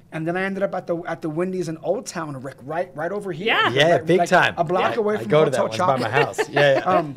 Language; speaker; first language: English; native; English